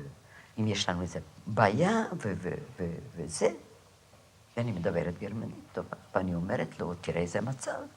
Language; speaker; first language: Hebrew; non-native, fluent; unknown